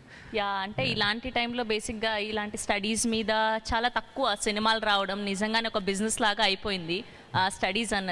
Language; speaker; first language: Telugu; native; Telugu